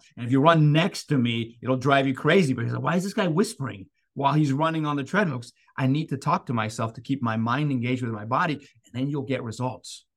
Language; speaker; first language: English; non-native, fluent; Persian